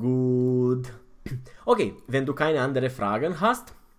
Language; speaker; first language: German; non-native, fluent; Romanian